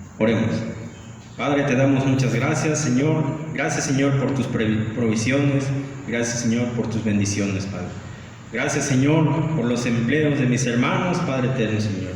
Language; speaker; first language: Spanish; native; Spanish